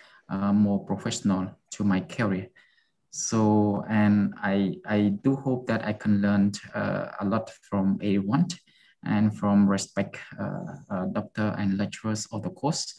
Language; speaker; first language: English; non-native, fluent; Khmer